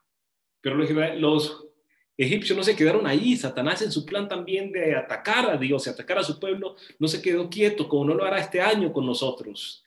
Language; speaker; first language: Spanish; native; Spanish